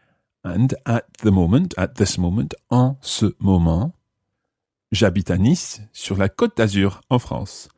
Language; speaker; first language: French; non-native, fluent; English